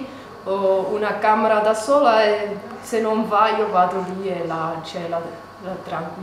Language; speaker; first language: Italian; non-native, learner; German